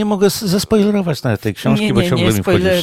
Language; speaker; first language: Polish; native; Polish